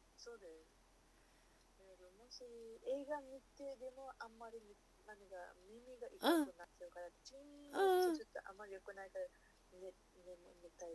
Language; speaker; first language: Japanese; non-native, learner; Nepali